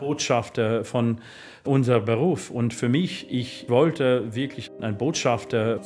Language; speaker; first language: German; non-native, learner; English